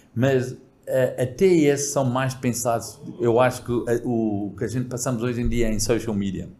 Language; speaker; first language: Portuguese; early bilingual, other home language; English